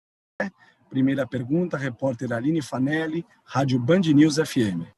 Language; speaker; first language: Portuguese; native; Portuguese